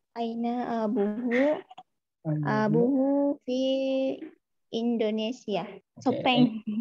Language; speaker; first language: Arabic; non-native, learner; Indonesian